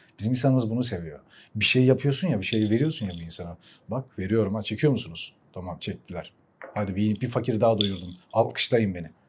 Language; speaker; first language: Turkish; early bilingual, heritage; Turkish